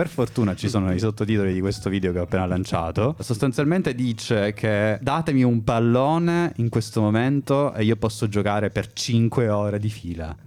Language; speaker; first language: Italian; native; Italian